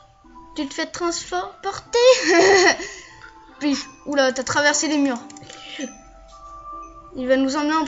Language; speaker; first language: French; native; French